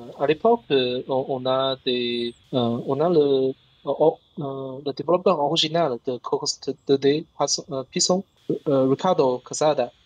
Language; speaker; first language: French; non-native, learner; Chinese